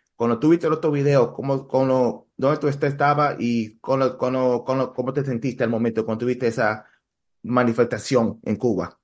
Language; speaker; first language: Spanish; early bilingual, heritage; Spanish